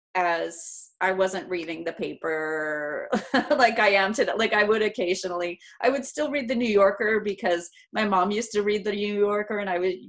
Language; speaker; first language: English; native; English